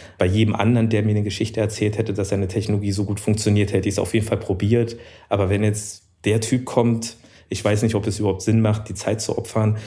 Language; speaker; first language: German; early bilingual, other home language; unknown